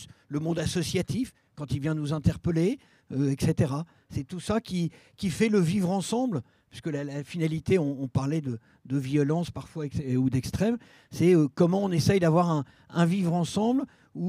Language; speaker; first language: French; native; French